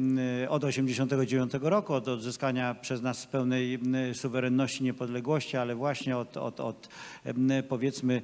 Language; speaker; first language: Polish; native; Polish